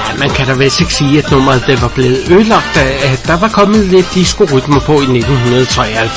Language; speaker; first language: Danish; native; Danish